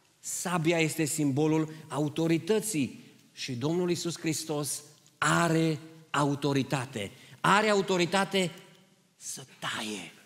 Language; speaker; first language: Romanian; early bilingual, heritage; Romanian